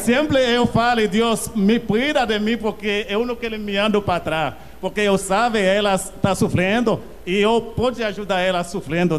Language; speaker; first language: Portuguese; non-native, learner; Haitian Creole